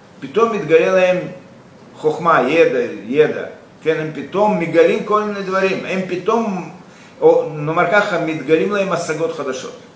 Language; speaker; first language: Hebrew; non-native, fluent; Russian